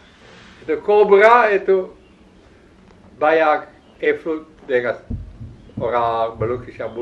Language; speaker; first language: Indonesian; non-native, learner; Dutch